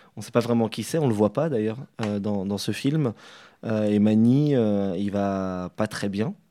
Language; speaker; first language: French; native; French